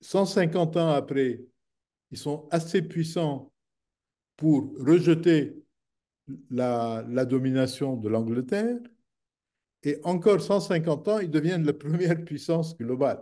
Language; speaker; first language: French; non-native, local second language; Arabic